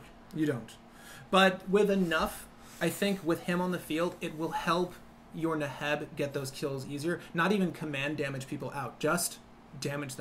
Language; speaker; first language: English; native; English